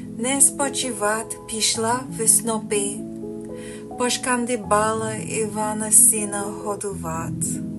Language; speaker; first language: Ukrainian; non-native, learner; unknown